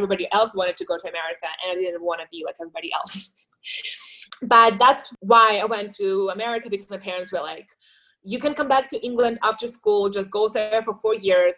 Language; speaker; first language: English; non-native, fluent; Ukrainian